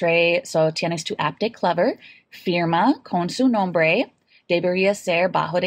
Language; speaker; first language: Spanish; non-native, fluent; English